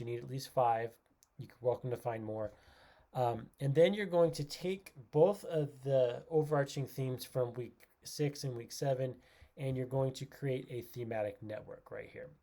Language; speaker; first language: English; native; English